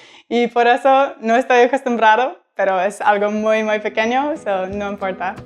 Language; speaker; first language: Spanish; non-native, learner; English